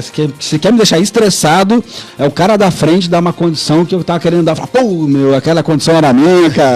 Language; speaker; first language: Portuguese; native; Portuguese